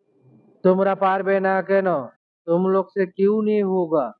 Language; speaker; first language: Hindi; non-native, learner; Bangla